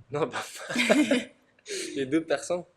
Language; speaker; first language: French; non-native, learner; Spanish